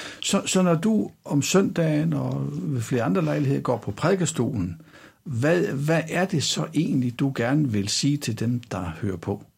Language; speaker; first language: Danish; native; Danish